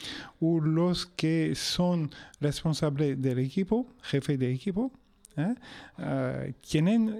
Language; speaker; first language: Spanish; non-native, fluent; French